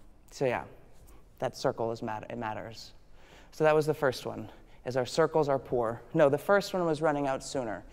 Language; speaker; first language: English; native; English